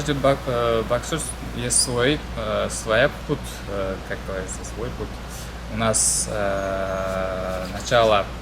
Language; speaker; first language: Russian; non-native, learner; Uzbek